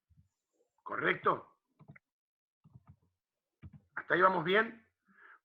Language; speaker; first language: Spanish; native; Spanish